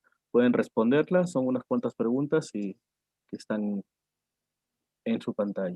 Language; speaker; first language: Spanish; native; Spanish